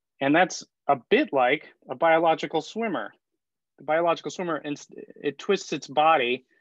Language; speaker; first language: English; native; English